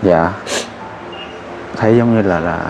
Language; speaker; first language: Vietnamese; native; Vietnamese